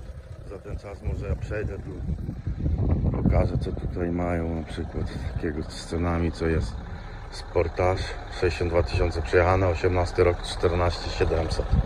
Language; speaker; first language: Polish; native; Polish